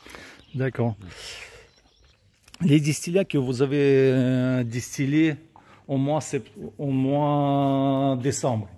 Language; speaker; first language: French; non-native, learner; Russian